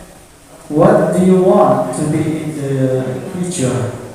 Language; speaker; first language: English; non-native, learner; Indonesian